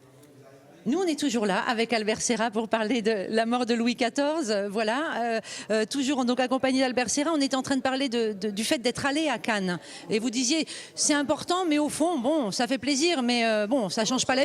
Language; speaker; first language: French; native; French